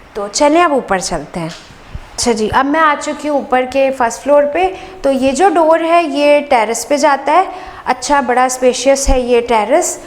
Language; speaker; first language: Urdu; native; Urdu